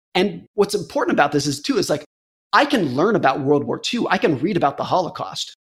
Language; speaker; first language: English; native; English